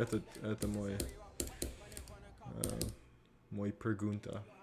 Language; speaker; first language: Russian; non-native, learner; English